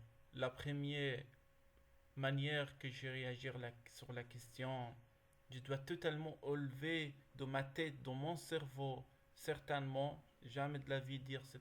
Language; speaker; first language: French; non-native, learner; Arabic